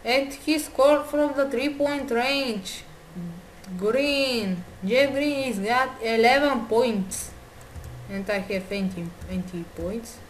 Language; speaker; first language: English; non-native, learner; Bulgarian